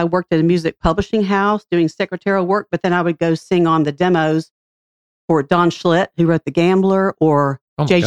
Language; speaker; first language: English; native; English